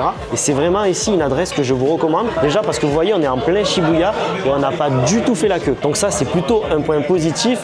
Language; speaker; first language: French; native; French